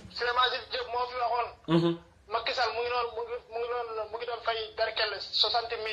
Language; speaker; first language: Wolof; non-native, local second language; Fula